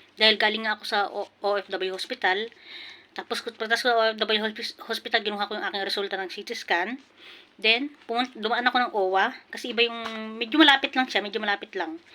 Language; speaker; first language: Filipino; non-native, local second language; Pampanga